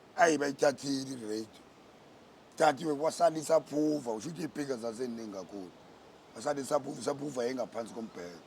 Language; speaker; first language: Zulu; native; Zulu